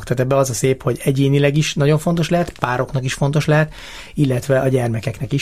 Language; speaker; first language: Hungarian; native; Hungarian